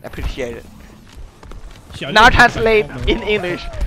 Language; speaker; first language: English; non-native, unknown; Thai